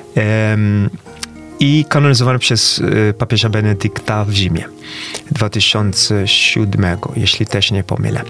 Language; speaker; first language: Polish; non-native, fluent; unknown